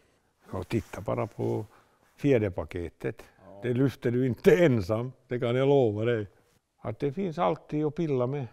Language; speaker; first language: Swedish; non-native, local second language; Finnish